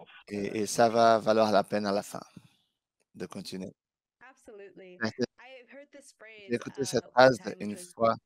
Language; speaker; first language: French; non-native, fluent; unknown